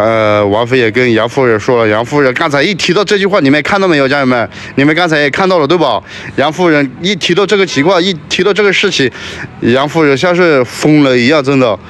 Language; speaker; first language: Chinese; native; Chinese